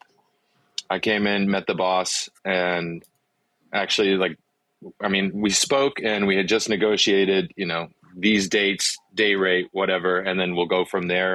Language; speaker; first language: English; early bilingual, other home language; Afrikaans